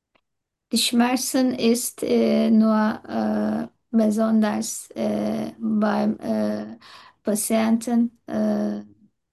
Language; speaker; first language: German; non-native, learner; Turkish